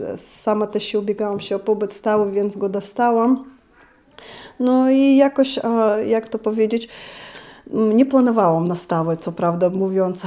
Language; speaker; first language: Polish; non-native, fluent; Chechen